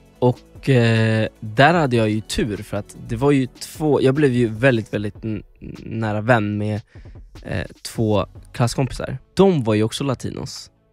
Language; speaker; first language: Swedish; early bilingual, other home language; Spanish